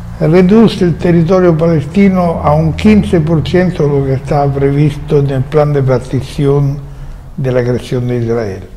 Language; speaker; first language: Spanish; non-native, fluent; Italian